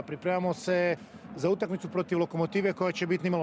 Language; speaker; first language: Croatian; native; Croatian